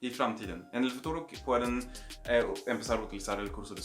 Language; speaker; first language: Spanish; non-native, fluent; Swedish